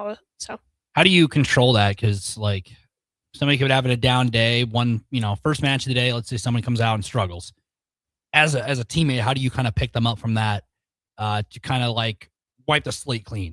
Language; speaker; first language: English; native; English